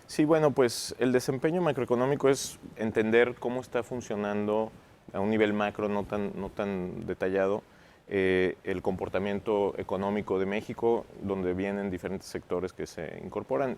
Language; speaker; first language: Spanish; native; Spanish